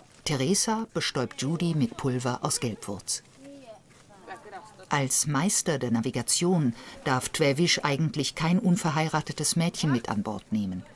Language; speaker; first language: German; native; German